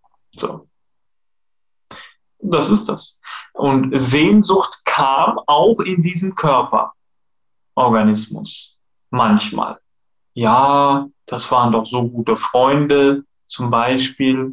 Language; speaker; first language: German; non-native, fluent; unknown